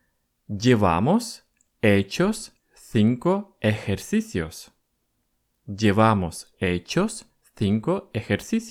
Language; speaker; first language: Spanish; non-native, fluent; Russian